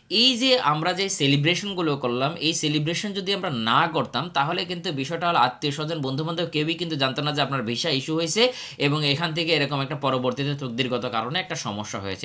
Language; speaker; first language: Bangla; native; Bangla